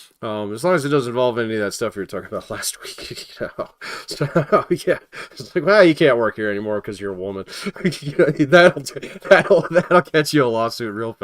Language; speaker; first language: English; native; English